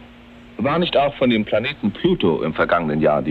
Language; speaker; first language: German; native; German